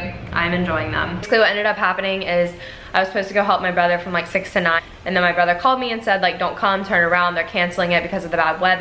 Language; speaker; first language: English; native; English